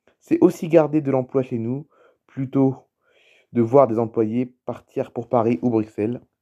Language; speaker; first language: French; native; French